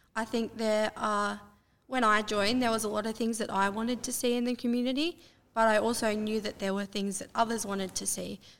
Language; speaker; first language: English; native; English